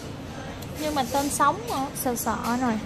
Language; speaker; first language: Vietnamese; native; Vietnamese